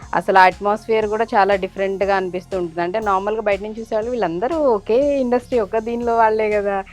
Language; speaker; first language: Telugu; native; Telugu